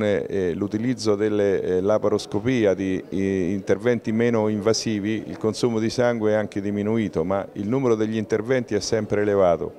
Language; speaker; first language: Italian; native; Italian